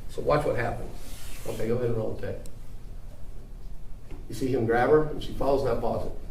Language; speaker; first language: English; native; English